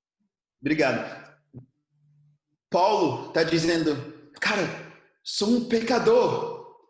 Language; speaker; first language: Portuguese; early bilingual, other home language; English